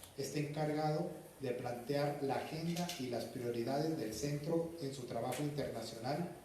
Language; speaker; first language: Spanish; native; Spanish